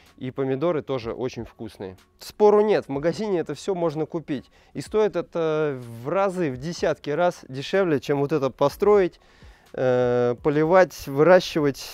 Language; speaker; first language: Russian; native; Russian